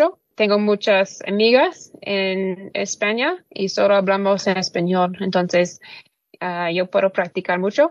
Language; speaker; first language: Spanish; non-native, learner; English